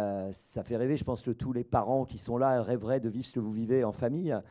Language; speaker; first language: French; native; French